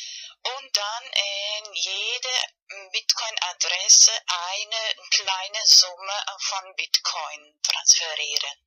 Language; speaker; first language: German; non-native, fluent; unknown